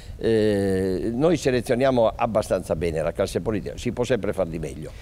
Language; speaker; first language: Italian; native; Italian